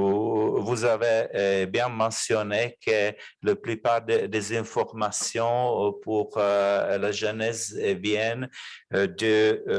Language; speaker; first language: French; non-native, fluent; Czech